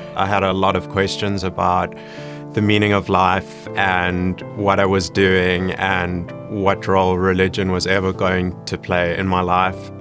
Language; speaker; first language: English; native; English